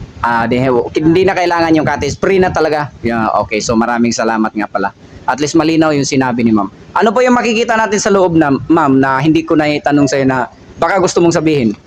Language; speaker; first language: Filipino; native; Filipino